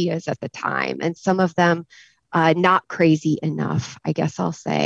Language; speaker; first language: English; native; English